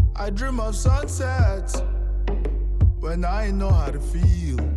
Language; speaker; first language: English; non-native, local second language; Yoruba